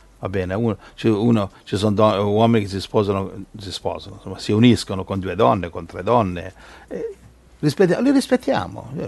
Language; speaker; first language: Italian; native; Italian